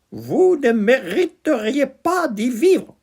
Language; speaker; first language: French; native; French